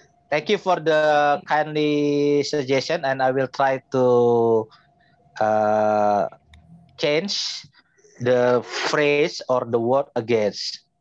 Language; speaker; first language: English; non-native, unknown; Indonesian